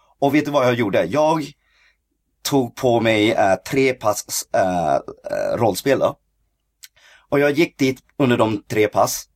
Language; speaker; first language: Swedish; early bilingual, other home language; Cantonese